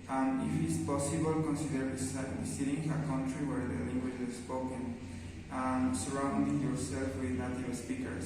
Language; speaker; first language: English; non-native, learner; Spanish